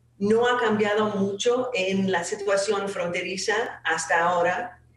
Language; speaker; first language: Spanish; non-native, fluent; English